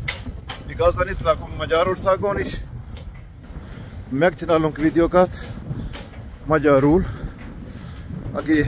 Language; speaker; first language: Hungarian; non-native, learner; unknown